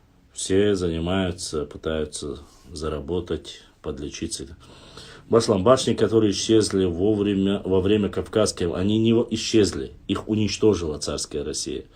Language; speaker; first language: Russian; non-native, local second language; Chechen